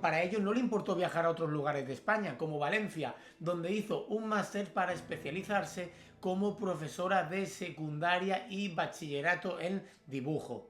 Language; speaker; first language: Spanish; native; Spanish